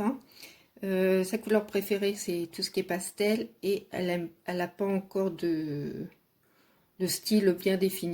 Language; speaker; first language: French; native; French